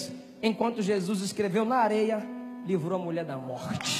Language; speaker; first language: Portuguese; native; Portuguese